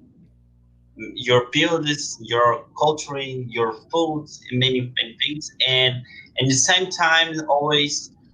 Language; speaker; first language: English; non-native, learner; Portuguese